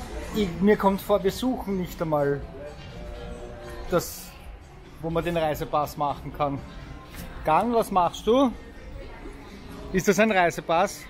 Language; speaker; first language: German; native; German